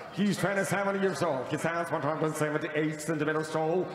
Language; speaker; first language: English; non-native, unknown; Russian